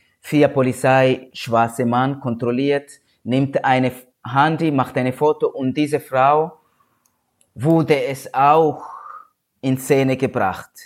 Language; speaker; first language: German; non-native, learner; Swahili